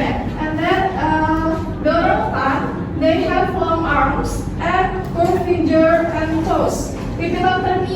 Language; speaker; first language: English; non-native, learner; Indonesian